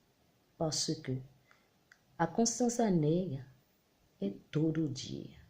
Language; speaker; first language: Portuguese; non-native, learner; Haitian Creole